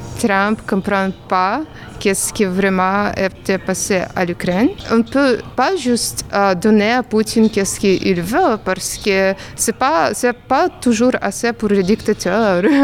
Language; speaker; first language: French; non-native, learner; Ukrainian